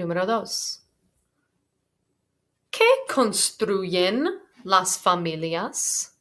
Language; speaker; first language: Spanish; non-native, fluent; English